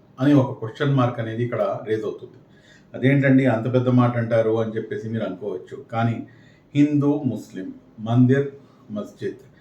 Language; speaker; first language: Telugu; non-native, local second language; Urdu